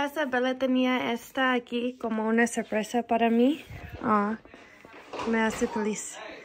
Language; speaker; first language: Spanish; early bilingual, heritage; Spanish